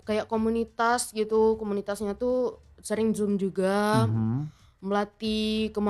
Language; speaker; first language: Indonesian; non-native, local second language; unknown